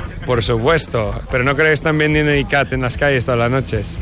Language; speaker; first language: Spanish; non-native, fluent; English